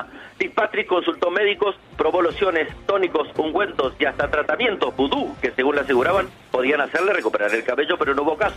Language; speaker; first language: Spanish; native; Spanish